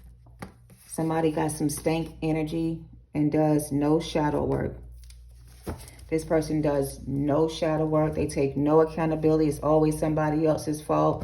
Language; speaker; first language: English; native; English